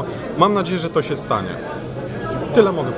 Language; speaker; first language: Polish; native; Polish